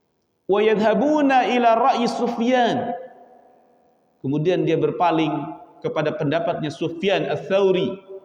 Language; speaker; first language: Indonesian; native; Indonesian